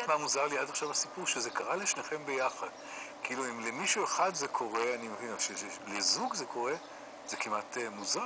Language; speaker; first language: Hebrew; native; Hebrew